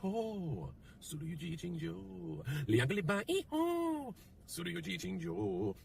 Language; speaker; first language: Chinese; non-native, learner; English